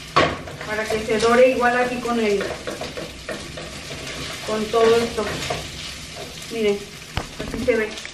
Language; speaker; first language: Spanish; native; Spanish